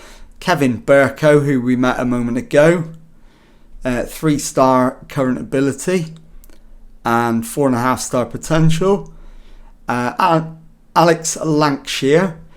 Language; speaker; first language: English; native; English